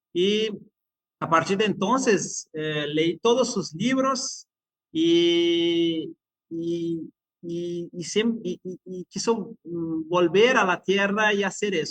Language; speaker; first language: Spanish; non-native, fluent; Portuguese